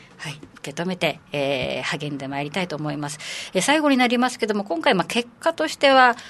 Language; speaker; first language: Japanese; native; Japanese